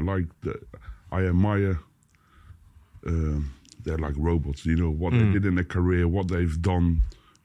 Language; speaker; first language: English; non-native, fluent; Dutch